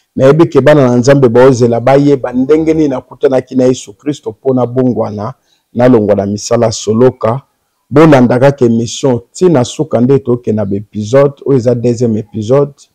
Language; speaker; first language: Lingala; native; Lingala